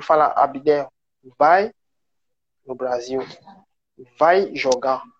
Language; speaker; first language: Portuguese; non-native, learner; French